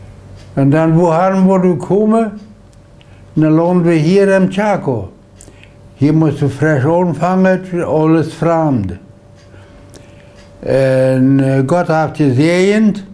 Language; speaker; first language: German; non-native, local second language; Low German